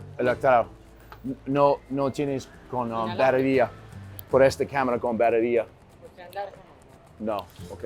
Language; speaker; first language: Spanish; non-native, learner; English